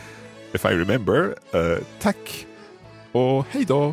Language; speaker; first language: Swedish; non-native, learner; English